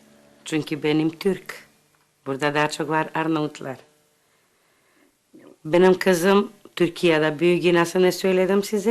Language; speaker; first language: Turkish; early bilingual, heritage; Turkish